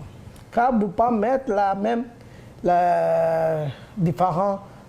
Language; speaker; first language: French; non-native, learner; Bangla